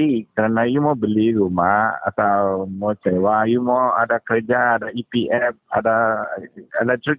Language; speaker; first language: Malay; non-native, local second language; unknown